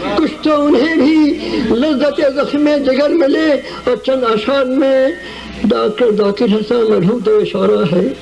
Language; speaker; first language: Urdu; native; Urdu